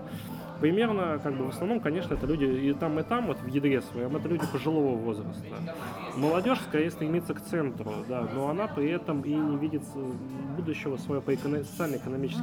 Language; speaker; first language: Russian; native; Russian